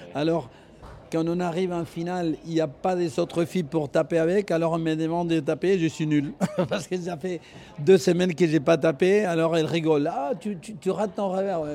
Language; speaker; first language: French; non-native, fluent; Spanish